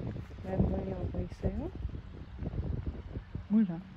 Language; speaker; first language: Korean; non-native, learner; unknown